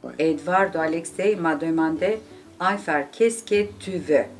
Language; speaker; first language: French; non-native, learner; Turkish